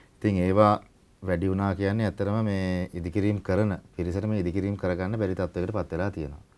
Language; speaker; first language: Sinhala; native; Sinhala